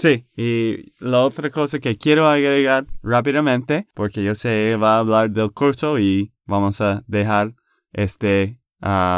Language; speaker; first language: Spanish; non-native, fluent; English